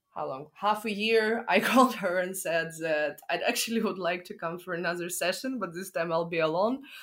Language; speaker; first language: English; non-native, fluent; Russian